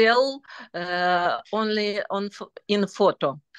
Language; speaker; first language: English; non-native, learner; Russian